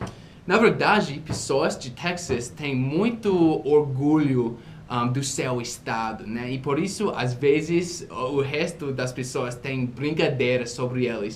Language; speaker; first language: Portuguese; non-native, fluent; English